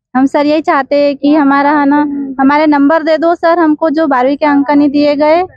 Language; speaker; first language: Hindi; native; Hindi